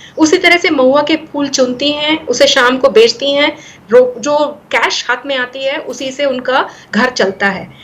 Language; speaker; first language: Hindi; non-native, local second language; Gujarati